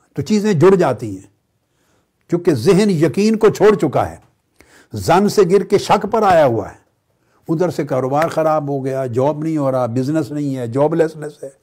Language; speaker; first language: Urdu; native; Urdu